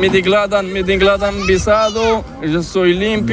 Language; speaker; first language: Spanish; non-native, learner; Arabic